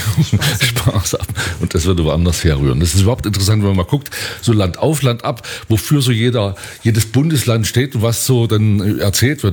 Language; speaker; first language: German; native; German